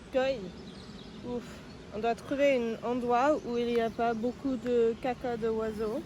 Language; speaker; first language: French; non-native, learner; English